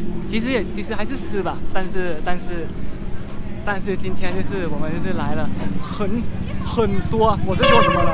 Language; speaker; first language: Chinese; non-native, learner; Thai